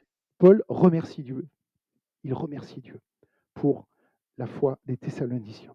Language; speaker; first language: French; native; French